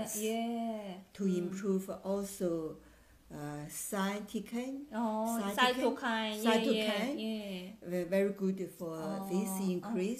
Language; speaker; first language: English; non-native, learner; Chinese